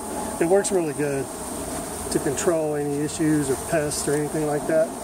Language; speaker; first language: English; native; English